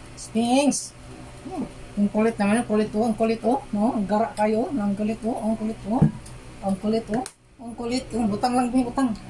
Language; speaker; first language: Filipino; non-native, local second language; Cebuano